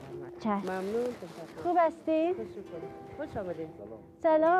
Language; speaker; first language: Persian; early bilingual, heritage; Persian